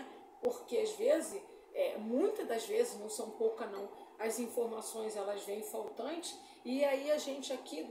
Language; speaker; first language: Portuguese; native; Portuguese